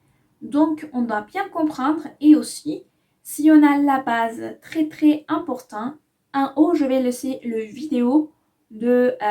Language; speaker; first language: French; non-native, fluent; Spanish